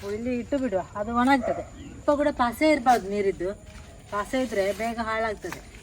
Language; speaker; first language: Kannada; native; Kannada